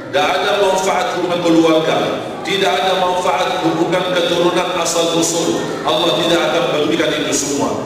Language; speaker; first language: Indonesian; non-native, fluent; Arabic